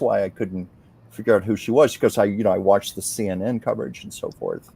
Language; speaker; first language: English; native; English